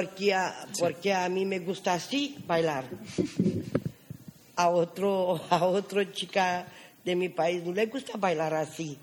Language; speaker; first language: Spanish; non-native, learner; Romany